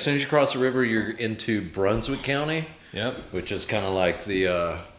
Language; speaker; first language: English; native; English